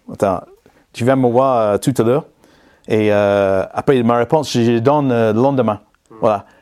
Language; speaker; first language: French; non-native, fluent; English